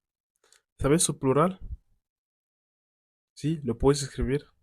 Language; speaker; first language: Spanish; non-native, fluent; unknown